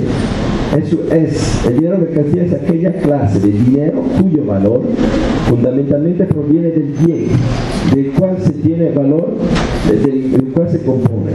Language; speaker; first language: Spanish; non-native, fluent; Italian